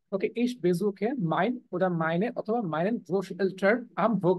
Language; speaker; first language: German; non-native, fluent; Bangla